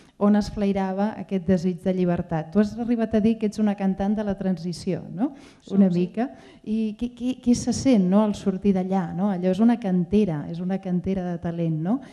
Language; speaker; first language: Catalan; native; Catalan